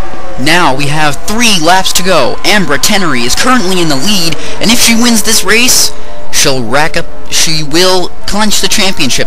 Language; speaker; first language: English; native; English